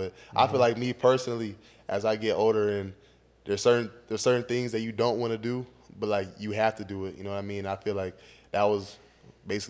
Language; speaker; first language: English; native; English